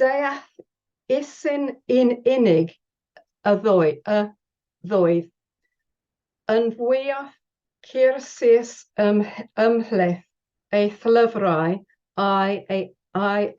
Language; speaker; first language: Welsh; non-native, learner; English